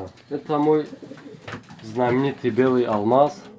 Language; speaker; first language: Russian; non-native, local second language; Tajik